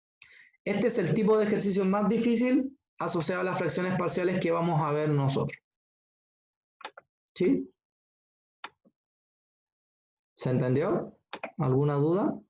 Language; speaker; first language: Spanish; native; Spanish